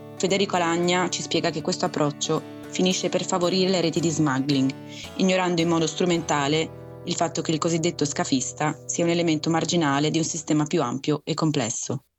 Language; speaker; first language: Italian; native; Italian